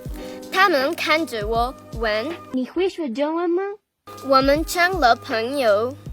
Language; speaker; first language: Chinese; non-native, learner; Spanish